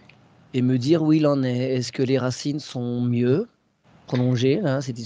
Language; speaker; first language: French; native; French